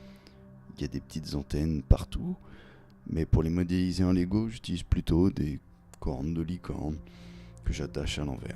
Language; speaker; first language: French; native; French